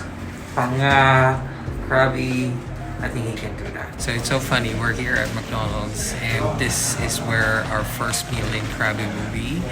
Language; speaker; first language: English; non-native, local second language; Filipino